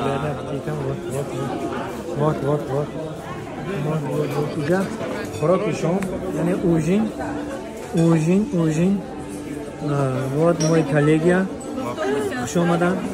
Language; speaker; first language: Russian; non-native, learner; Tajik